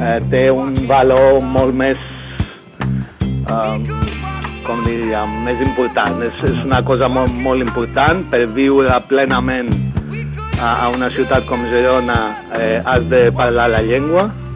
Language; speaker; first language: Catalan; non-native, fluent; Greek